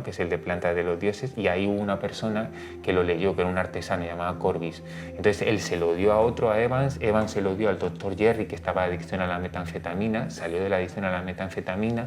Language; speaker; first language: Spanish; native; Spanish